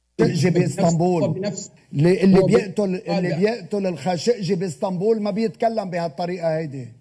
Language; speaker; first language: Arabic; native; Arabic